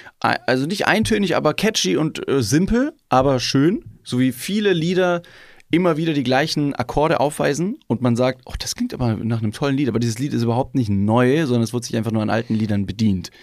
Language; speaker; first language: German; native; German